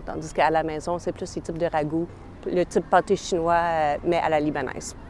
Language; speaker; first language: French; native; French